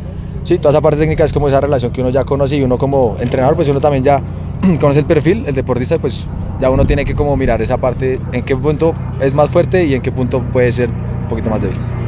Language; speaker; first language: Spanish; native; Spanish